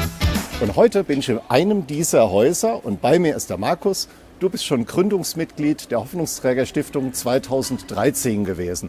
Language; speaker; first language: German; native; German